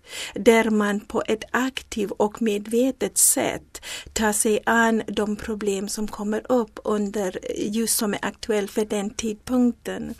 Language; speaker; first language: Swedish; non-native, fluent; Zulu